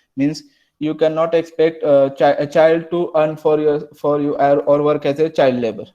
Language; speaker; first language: English; non-native, local second language; Marathi